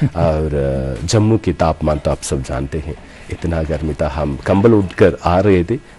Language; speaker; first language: Hindi; non-native, local second language; Tamil